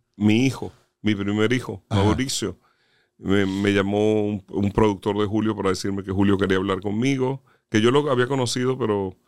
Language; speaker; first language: Spanish; native; Spanish